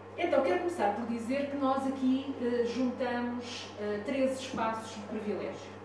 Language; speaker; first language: Portuguese; non-native, fluent; Italian